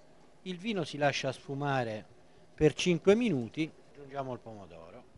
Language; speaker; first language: Italian; native; Italian